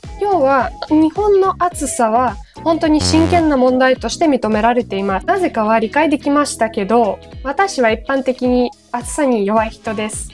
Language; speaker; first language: Japanese; non-native, fluent; Ukrainian